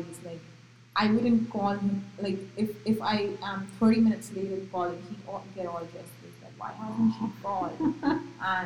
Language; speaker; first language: English; non-native, local second language; Marathi